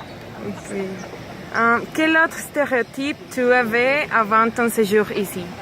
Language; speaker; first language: French; non-native, learner; Spanish